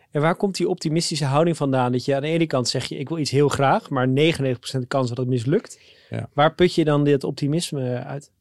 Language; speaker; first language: Dutch; native; Dutch